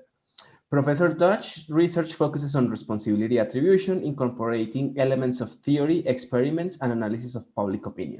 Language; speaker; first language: English; non-native, fluent; Spanish